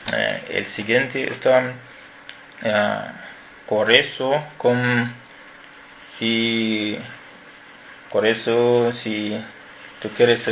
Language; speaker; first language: Spanish; non-native, learner; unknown